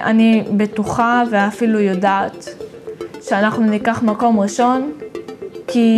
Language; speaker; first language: Hebrew; early bilingual, other home language; Russian